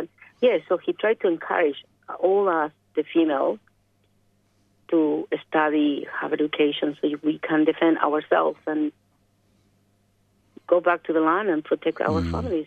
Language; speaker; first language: English; non-native, fluent; Spanish